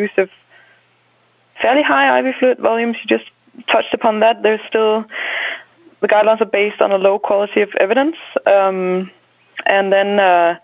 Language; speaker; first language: English; non-native, fluent; Danish